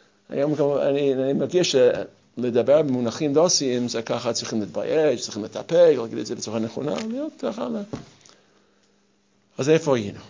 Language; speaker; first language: Hebrew; non-native, fluent; English